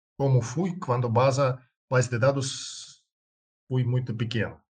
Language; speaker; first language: Portuguese; non-native, learner; Russian